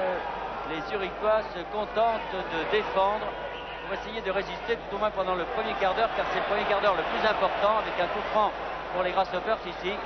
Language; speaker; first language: French; native; French